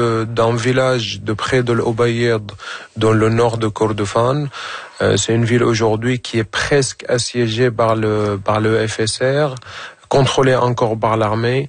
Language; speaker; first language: French; non-native, fluent; Arabic